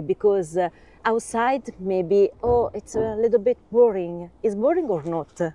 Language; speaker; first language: English; non-native, learner; Italian